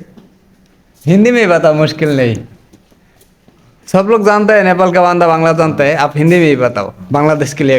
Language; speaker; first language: Hindi; non-native, fluent; Bangla